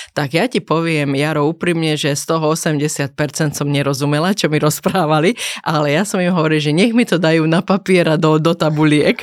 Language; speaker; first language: Slovak; non-native, local second language; Hungarian